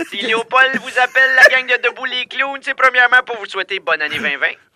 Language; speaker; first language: French; native; French